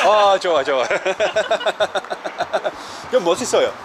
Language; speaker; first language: Korean; non-native, learner; Dutch